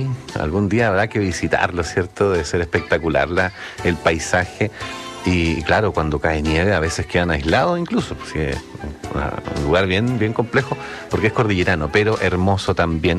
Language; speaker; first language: Spanish; native; Spanish